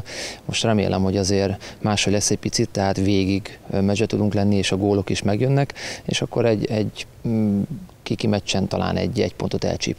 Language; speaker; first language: Hungarian; native; Hungarian